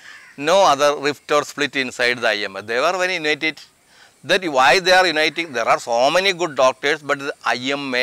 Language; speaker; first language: English; non-native, local second language; Malayalam